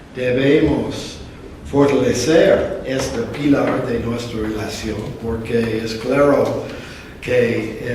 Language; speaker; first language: Spanish; non-native, fluent; English